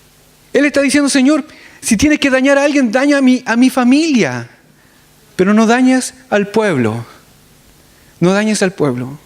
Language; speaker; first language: Spanish; native; Spanish